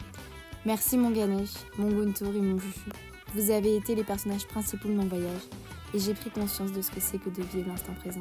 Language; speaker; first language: French; native; French